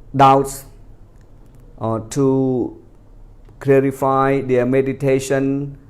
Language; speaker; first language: English; non-native, fluent; Khmer